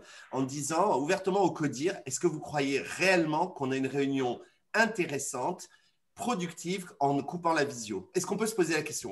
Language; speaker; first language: French; native; French